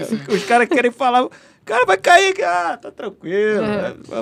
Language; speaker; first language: Portuguese; native; Portuguese